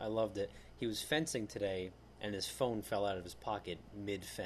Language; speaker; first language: English; native; English